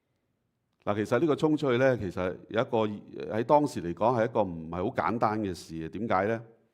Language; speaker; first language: Chinese; native; Chinese